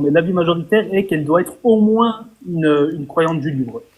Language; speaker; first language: French; native; French